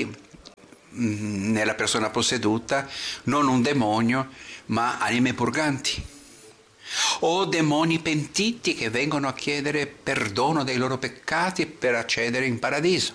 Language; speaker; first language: Italian; non-native, fluent; Portuguese